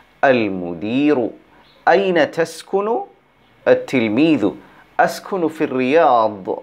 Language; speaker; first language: Arabic; non-native, fluent; Bangla